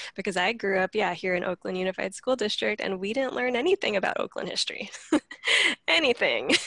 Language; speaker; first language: English; native; English